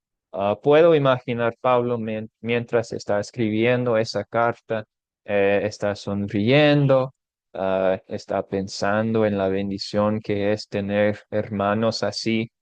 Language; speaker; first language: Spanish; non-native, fluent; English